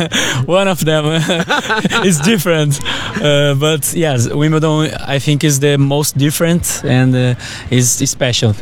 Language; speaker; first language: English; non-native, fluent; Portuguese